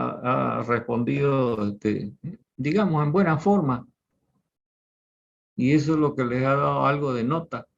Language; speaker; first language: Spanish; native; Spanish